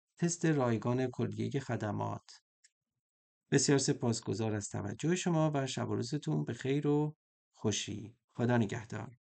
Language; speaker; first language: Persian; native; Persian